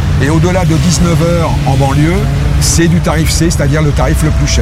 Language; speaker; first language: French; native; French